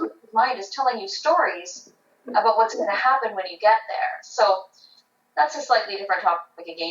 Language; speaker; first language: English; native; English